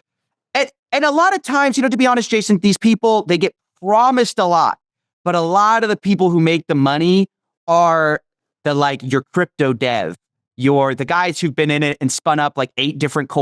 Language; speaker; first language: English; native; English